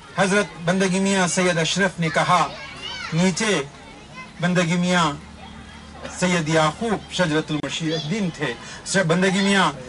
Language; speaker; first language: Urdu; native; Urdu